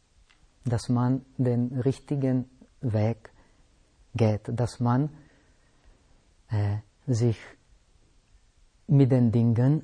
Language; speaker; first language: German; non-native, fluent; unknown